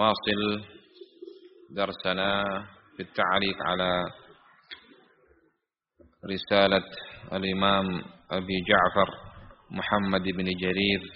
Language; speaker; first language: Arabic; non-native, fluent; Indonesian